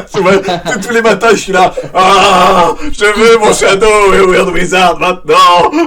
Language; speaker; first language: French; native; French